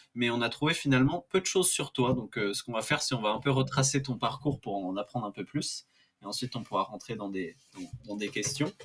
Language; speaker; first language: French; native; French